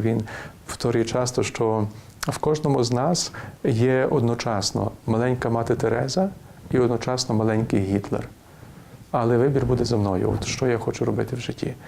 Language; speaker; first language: Ukrainian; native; Ukrainian